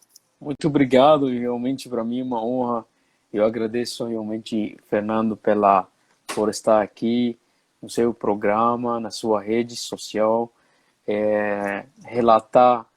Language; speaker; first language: Portuguese; non-native, fluent; Arabic